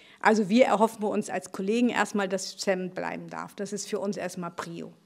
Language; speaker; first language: German; native; German